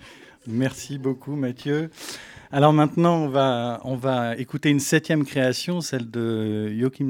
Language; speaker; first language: French; native; French